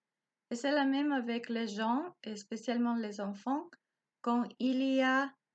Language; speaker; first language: French; non-native, learner; Spanish